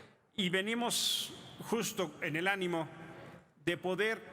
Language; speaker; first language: Spanish; native; Spanish